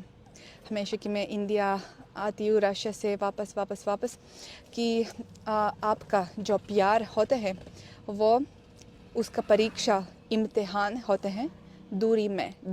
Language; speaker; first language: Hindi; non-native, fluent; Russian